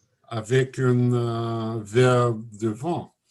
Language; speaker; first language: French; non-native, learner; Russian